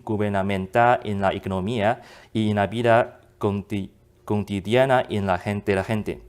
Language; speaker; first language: Spanish; non-native, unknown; Chinese